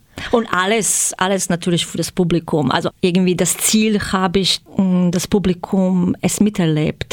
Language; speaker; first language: German; non-native, fluent; Croatian